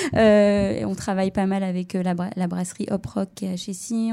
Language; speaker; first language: French; native; French